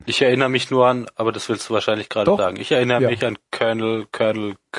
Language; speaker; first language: German; native; German